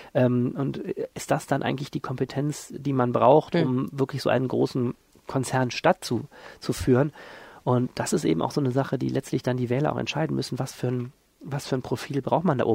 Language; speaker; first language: German; native; German